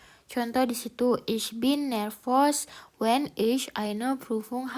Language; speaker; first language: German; non-native, learner; Indonesian